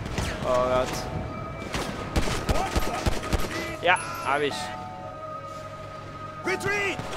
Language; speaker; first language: German; native; German